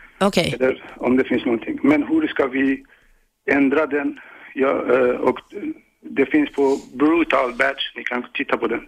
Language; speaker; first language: Swedish; non-native, learner; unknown